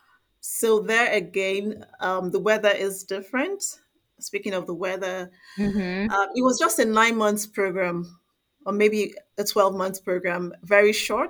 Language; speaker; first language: English; non-native, local second language; Igbo